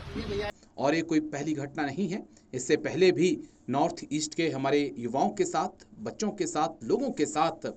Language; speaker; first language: Hindi; native; Hindi